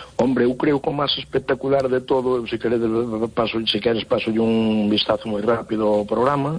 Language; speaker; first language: Galician; native; Galician